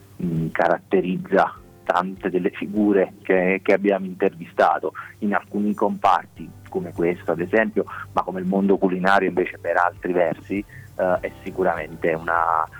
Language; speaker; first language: Italian; native; Italian